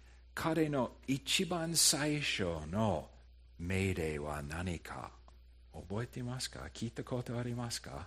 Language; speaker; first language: Japanese; non-native, fluent; English